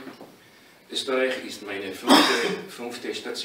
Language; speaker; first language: German; non-native, learner; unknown